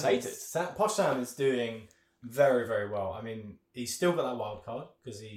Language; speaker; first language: English; native; English